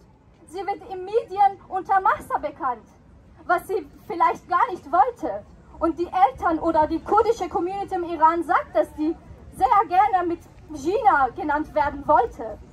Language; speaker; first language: German; non-native, fluent; Persian